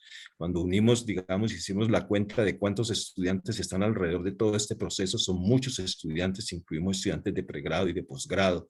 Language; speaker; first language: Spanish; native; Spanish